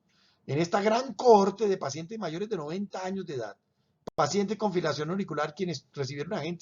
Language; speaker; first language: Spanish; native; Spanish